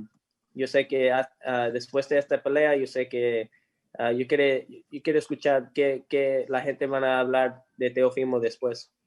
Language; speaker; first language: Spanish; early bilingual, heritage; English